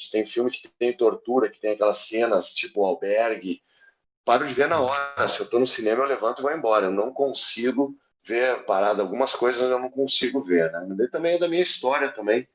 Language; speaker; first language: Portuguese; native; Portuguese